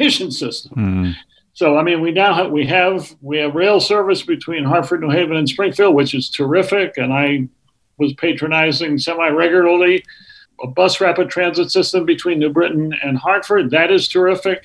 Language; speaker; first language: English; native; English